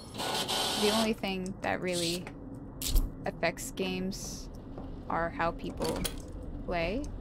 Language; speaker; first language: English; native; English